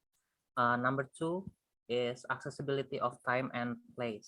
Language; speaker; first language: English; non-native, learner; Indonesian